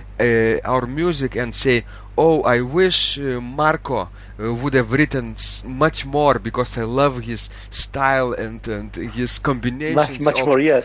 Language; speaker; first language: English; non-native, fluent; Lithuanian